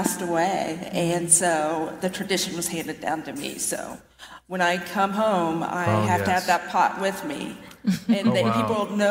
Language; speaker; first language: English; native; English